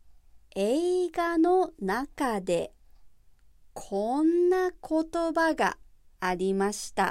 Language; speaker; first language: Japanese; native; Japanese